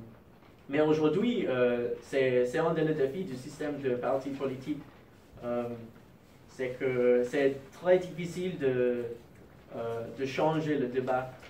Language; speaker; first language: French; non-native, fluent; English